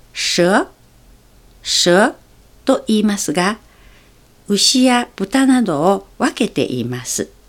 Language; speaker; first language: Japanese; non-native, fluent; Chinese